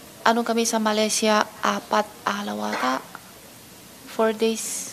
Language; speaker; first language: Filipino; non-native, learner; Chinese